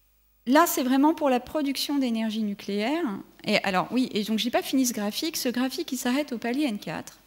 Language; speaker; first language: French; native; French